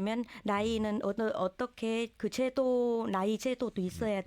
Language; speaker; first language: Korean; non-native, learner; Vietnamese